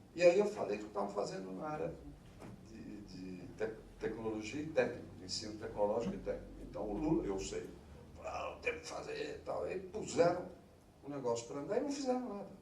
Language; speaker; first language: Portuguese; native; Portuguese